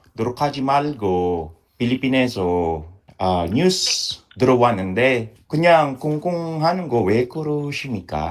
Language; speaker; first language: Korean; non-native, learner; Filipino